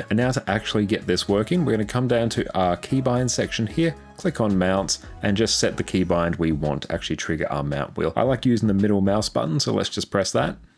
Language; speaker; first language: English; native; English